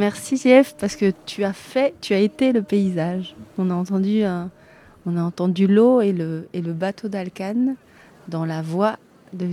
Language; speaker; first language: French; native; French